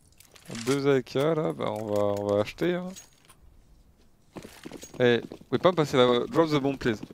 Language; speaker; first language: French; native; French